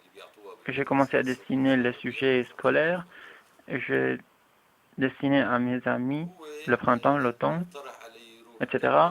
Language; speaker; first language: French; non-native, fluent; Arabic